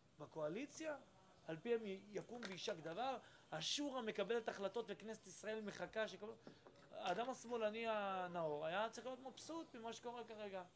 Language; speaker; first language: Hebrew; native; Hebrew